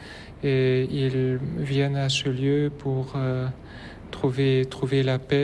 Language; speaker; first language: French; non-native, local second language; Dutch